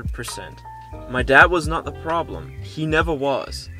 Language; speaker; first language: English; early bilingual, heritage; German